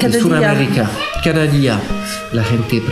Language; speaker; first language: Spanish; non-native, learner; French